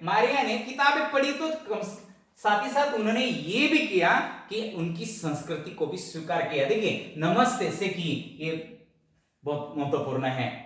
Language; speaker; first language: Hindi; non-native, local second language; Marathi